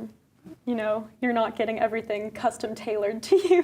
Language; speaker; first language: English; native; English